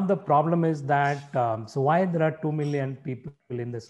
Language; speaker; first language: English; non-native, local second language; Tamil